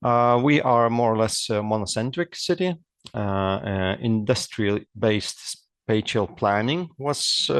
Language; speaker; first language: English; non-native, fluent; Lithuanian